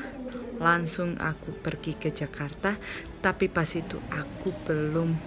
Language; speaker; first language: Indonesian; non-native, fluent; Spanish